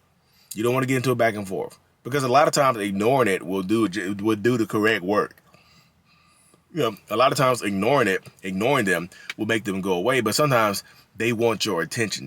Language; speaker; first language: English; native; English